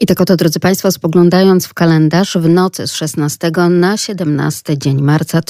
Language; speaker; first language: Polish; native; Polish